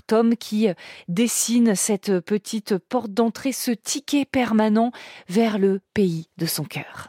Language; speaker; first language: French; native; French